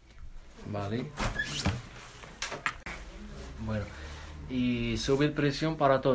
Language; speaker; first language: Spanish; non-native, learner; Arabic